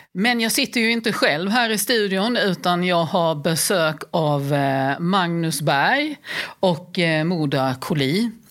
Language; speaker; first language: Swedish; early bilingual, other home language; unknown